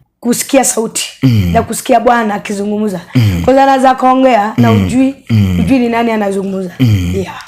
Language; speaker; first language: Swahili; non-native, local second language; Luo (Kenya and Tanzania)